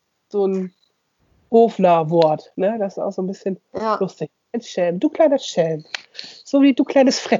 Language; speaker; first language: German; native; German